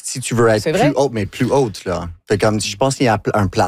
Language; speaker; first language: French; non-native, local second language; English